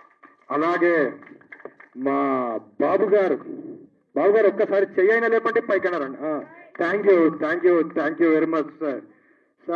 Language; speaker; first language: Telugu; native; Telugu